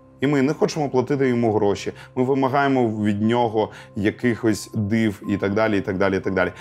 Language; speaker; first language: Ukrainian; non-native, local second language; Russian